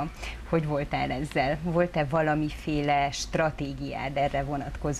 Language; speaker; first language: Hungarian; native; Hungarian